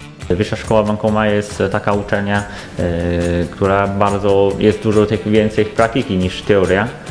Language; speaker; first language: Polish; non-native, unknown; Chinese